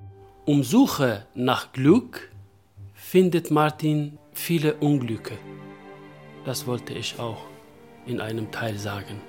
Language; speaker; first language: German; non-native, local second language; Kurdish